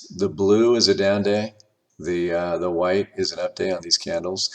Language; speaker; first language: English; native; English